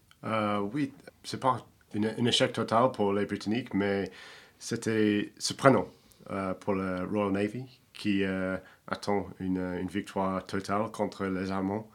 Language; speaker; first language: French; non-native, fluent; English